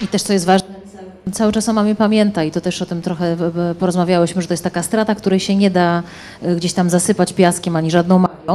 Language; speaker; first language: Polish; native; Polish